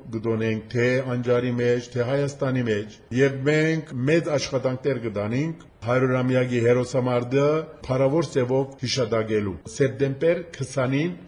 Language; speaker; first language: Armenian; early bilingual, heritage; Armenian